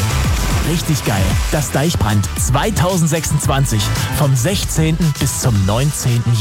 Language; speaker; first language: German; native; German